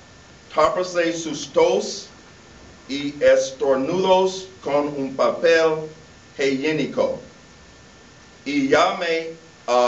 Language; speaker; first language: Spanish; non-native, learner; English